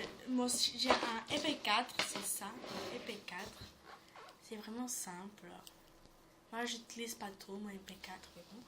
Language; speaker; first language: French; native; French